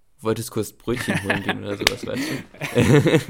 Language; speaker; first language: German; native; German